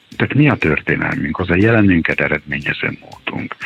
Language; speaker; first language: Hungarian; native; Hungarian